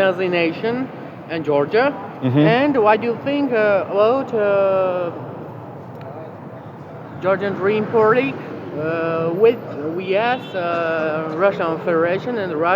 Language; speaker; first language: English; non-native, learner; Georgian